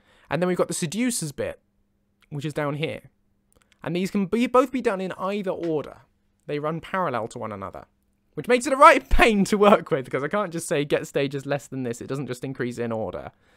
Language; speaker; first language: English; native; English